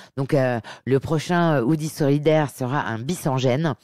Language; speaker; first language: French; native; French